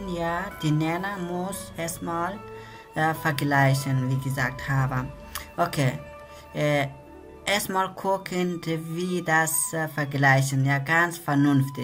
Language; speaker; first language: German; non-native, learner; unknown